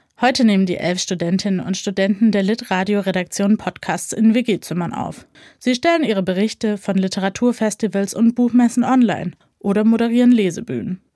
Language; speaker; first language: German; native; German